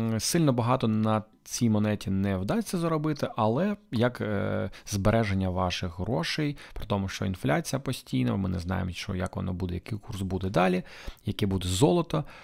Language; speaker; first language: Ukrainian; non-native, local second language; Russian